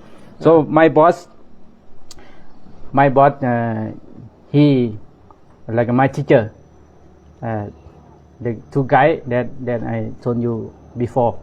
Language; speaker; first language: English; non-native, learner; Thai